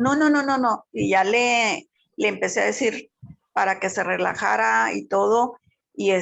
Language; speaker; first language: Spanish; native; Spanish